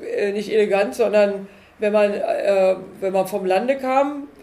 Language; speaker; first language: German; native; German